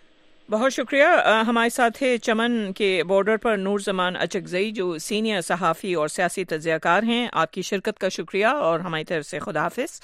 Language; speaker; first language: Urdu; native; Urdu